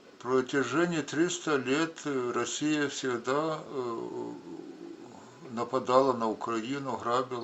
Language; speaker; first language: Russian; non-native, local second language; Ukrainian